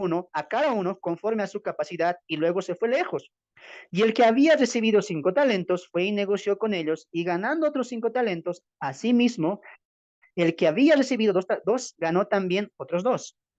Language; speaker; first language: Spanish; native; Spanish